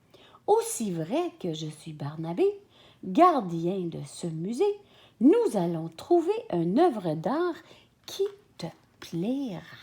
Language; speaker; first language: French; native; French